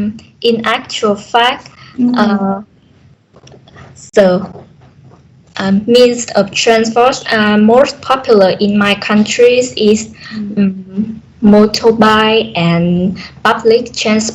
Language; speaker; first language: English; non-native, learner; Vietnamese